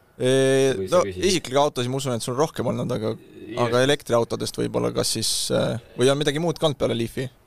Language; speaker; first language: Estonian; native; Estonian